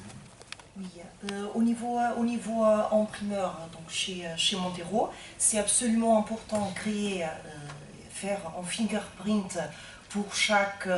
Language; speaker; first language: French; non-native, fluent; Portuguese